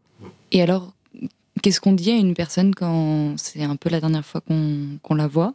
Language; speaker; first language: French; native; French